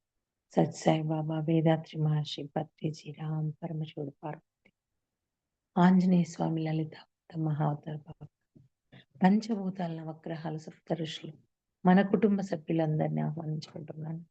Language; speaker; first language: Telugu; native; Telugu